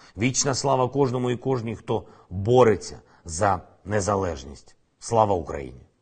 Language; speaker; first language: Ukrainian; non-native, local second language; Russian